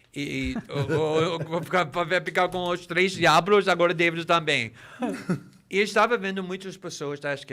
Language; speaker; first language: Portuguese; non-native, fluent; English